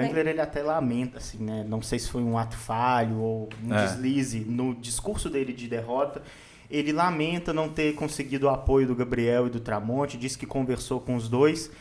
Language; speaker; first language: Portuguese; native; Portuguese